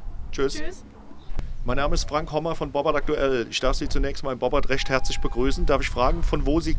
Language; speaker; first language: German; native; German